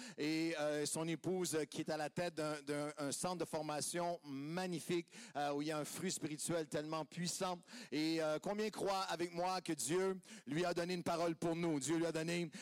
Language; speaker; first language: French; native; French